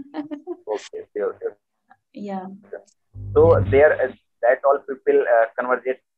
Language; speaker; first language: English; non-native, local second language; Hindi